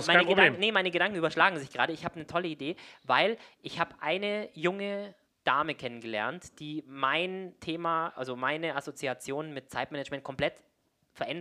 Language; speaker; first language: German; native; German